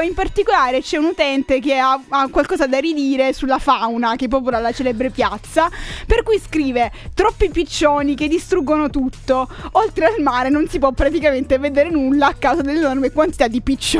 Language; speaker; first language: Italian; native; Italian